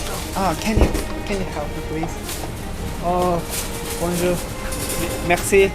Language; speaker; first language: English; non-native, learner; Uzbek